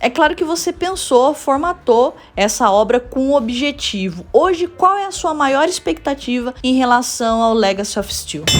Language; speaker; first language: Portuguese; native; Portuguese